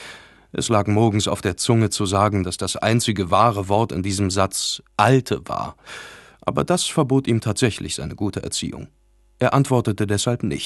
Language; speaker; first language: German; native; German